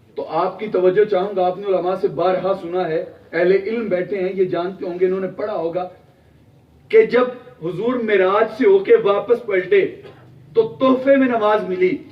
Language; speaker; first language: Urdu; non-native, local second language; Punjabi